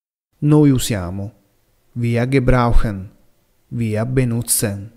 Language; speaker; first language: German; non-native, fluent; Italian